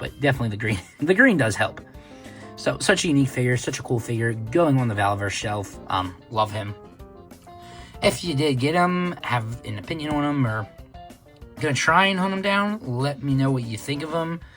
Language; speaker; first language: English; native; English